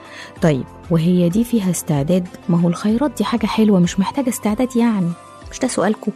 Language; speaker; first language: Arabic; native; Arabic